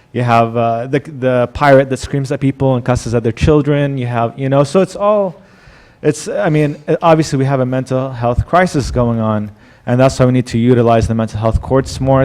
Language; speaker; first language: English; non-native, fluent; Arabic